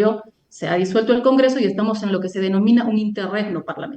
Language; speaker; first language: Spanish; native; Spanish